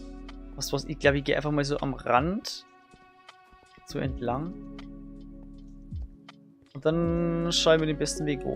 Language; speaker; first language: German; native; German